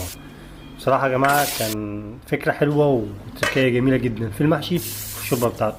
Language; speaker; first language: Arabic; native; Arabic